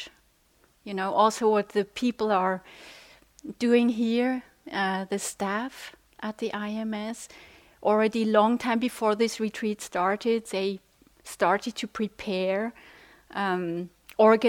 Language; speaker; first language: English; non-native, fluent; Swiss German